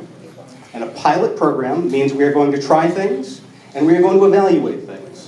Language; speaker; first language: English; native; English